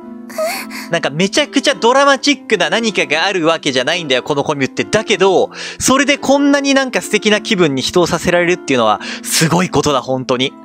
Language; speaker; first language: Japanese; native; Japanese